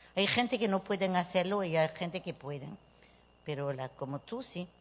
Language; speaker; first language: Spanish; early bilingual, heritage; Spanish